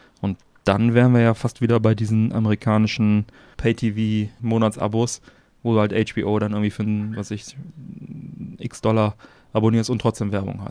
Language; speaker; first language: German; native; German